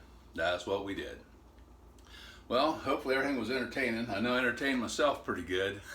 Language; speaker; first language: English; native; English